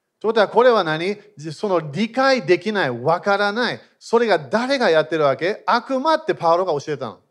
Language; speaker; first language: Japanese; non-native, fluent; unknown